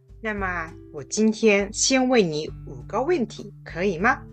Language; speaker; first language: Chinese; non-native, fluent; Japanese